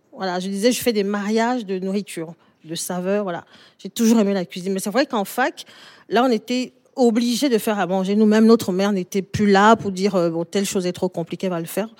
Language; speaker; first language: French; native; French